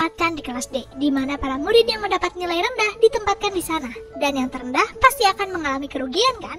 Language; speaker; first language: Indonesian; native; Indonesian